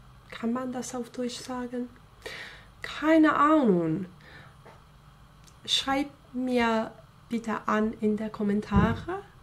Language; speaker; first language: German; non-native, fluent; English